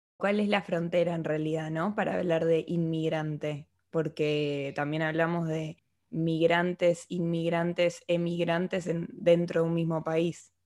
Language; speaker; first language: Spanish; native; Spanish